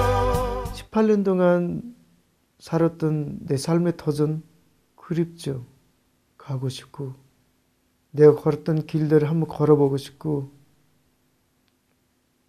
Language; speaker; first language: Korean; non-native, fluent; Nepali